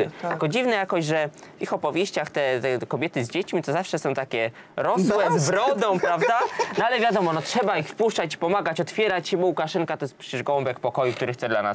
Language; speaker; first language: Polish; native; Polish